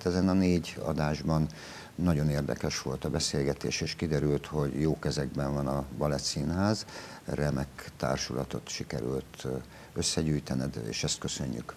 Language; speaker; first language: Hungarian; native; Hungarian